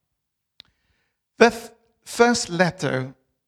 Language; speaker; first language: English; non-native, fluent; Albanian